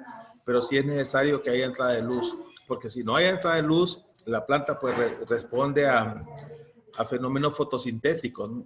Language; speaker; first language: Spanish; native; Spanish